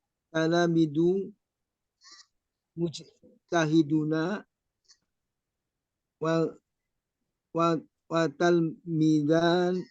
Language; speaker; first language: Arabic; non-native, learner; Indonesian